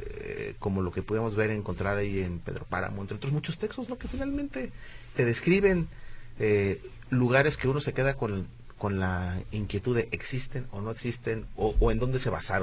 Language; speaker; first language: Spanish; native; Spanish